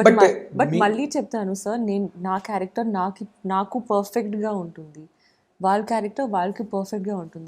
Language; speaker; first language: Telugu; non-native, learner; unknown